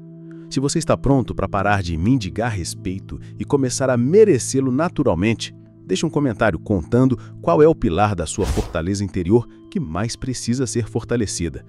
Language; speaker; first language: Portuguese; native; Portuguese